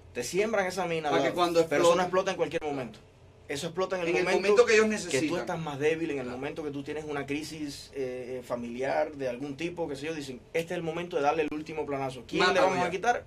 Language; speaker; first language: Spanish; native; Spanish